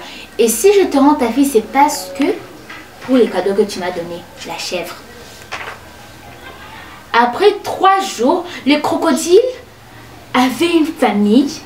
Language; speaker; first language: French; non-native, local second language; Kinyarwanda